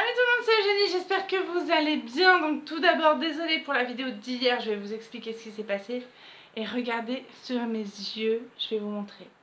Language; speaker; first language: French; native; French